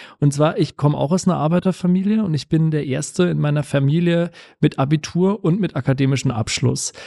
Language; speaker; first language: German; native; German